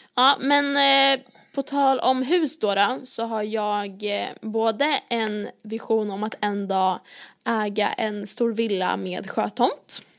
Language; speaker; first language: Swedish; native; Swedish